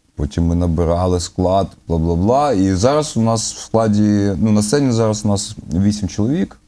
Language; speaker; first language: Ukrainian; native; Ukrainian